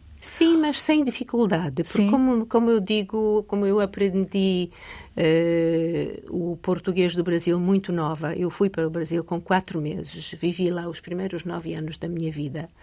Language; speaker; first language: Portuguese; early bilingual, other home language; Polish